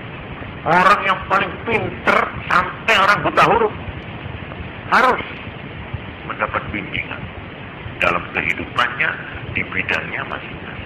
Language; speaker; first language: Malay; non-native, local second language; Javanese